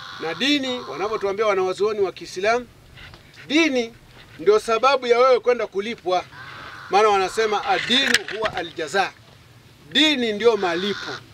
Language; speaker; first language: Swahili; native; Swahili